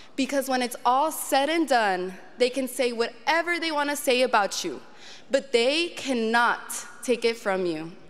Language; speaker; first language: English; early bilingual, other home language; Spanish